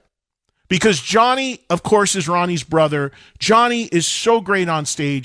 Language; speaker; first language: English; native; English